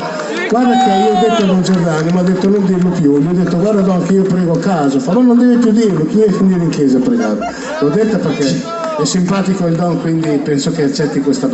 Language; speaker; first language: Italian; native; Italian